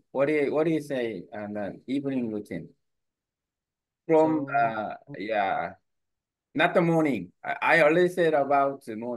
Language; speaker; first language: English; non-native, learner; Korean